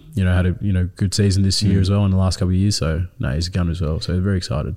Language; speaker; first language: English; early bilingual, other home language; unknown